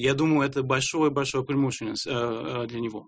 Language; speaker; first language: Russian; non-native, fluent; English